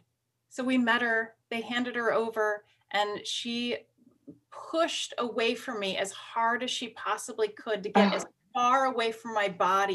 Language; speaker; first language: English; native; English